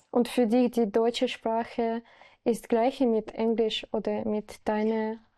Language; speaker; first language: German; non-native, learner; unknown